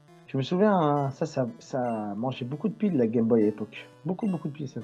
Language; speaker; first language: French; native; French